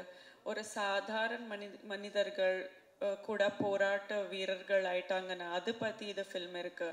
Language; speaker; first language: Tamil; non-native, fluent; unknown